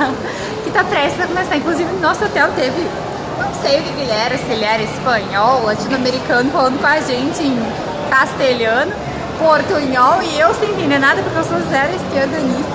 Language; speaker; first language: Portuguese; native; Portuguese